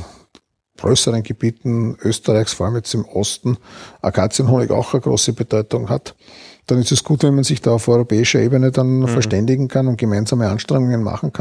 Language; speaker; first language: German; native; German